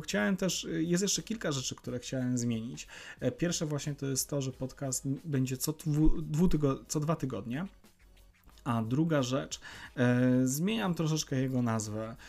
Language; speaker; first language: Polish; native; Polish